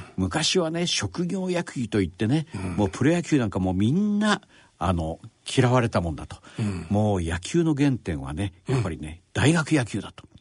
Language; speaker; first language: Japanese; native; Japanese